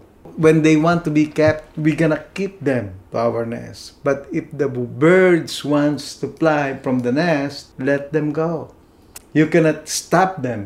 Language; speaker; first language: English; non-native, local second language; Filipino